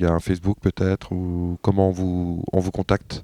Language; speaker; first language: French; native; French